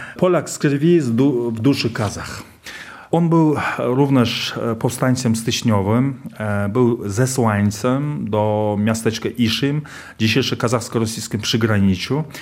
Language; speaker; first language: Polish; non-native, fluent; Kazakh